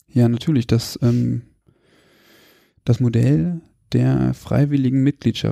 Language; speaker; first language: German; native; German